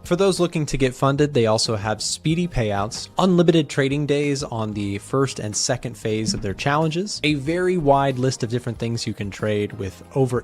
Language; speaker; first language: English; native; English